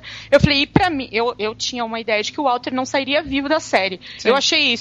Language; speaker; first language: Portuguese; native; Portuguese